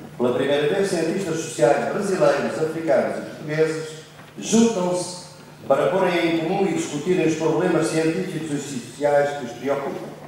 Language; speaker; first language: Portuguese; native; Portuguese